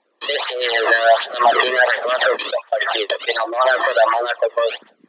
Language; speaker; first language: Italian; early bilingual, other home language; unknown